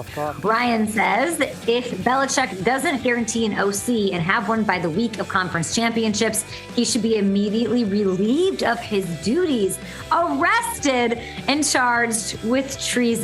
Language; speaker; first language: English; native; English